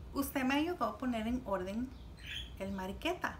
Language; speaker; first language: Spanish; early bilingual, heritage; Spanish